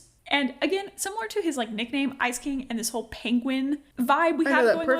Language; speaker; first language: English; native; English